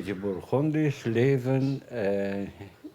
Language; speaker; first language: Dutch; non-native, fluent; Persian